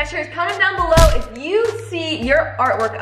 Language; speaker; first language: English; native; English